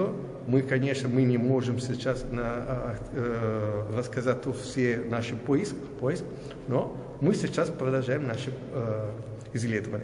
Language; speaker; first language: Russian; non-native, learner; Italian